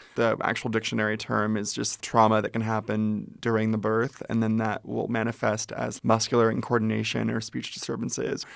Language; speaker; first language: English; native; English